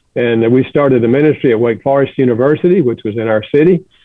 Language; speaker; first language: English; native; English